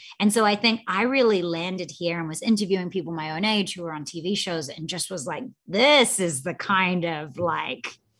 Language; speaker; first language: English; native; English